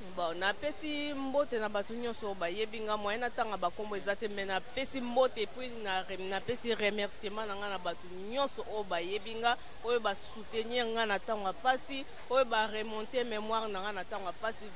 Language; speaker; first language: Lingala; non-native, local second language; Kongo